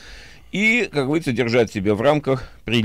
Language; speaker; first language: Russian; native; Russian